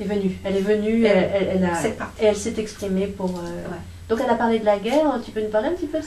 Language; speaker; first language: French; native; French